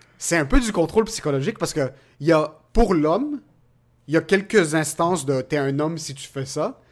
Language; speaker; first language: French; early bilingual, other home language; Arabic